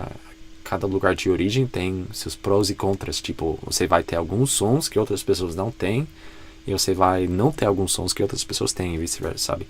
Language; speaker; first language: Portuguese; non-native, fluent; English